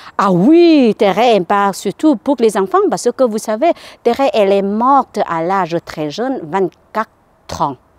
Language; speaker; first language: French; non-native, learner; Vietnamese